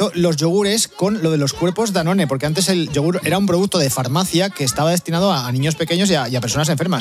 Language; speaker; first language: Spanish; native; Spanish